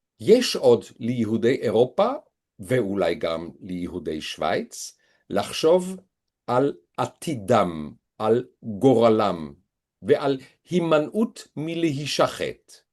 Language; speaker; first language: Hebrew; non-native, fluent; Swiss German